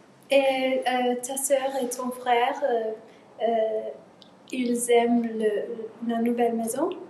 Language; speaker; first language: French; non-native, learner; English